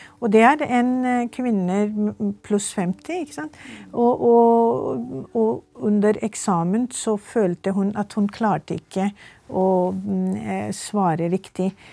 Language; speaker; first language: Norwegian; non-native, fluent; Urdu